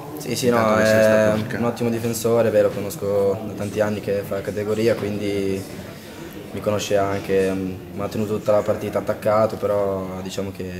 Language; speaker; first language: Italian; native; Italian